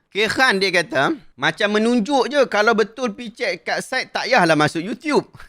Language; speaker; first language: Malay; native; Malay